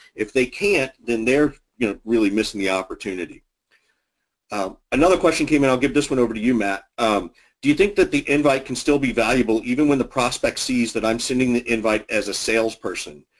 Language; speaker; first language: English; native; English